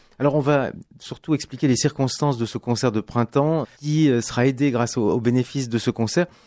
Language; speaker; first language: French; native; French